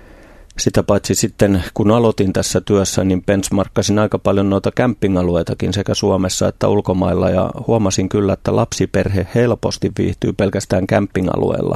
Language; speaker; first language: Finnish; native; Finnish